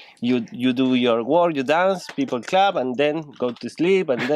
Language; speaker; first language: English; non-native, learner; Spanish